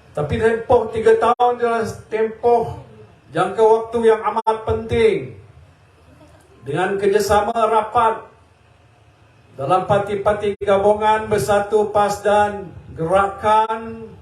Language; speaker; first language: Malay; native; Malay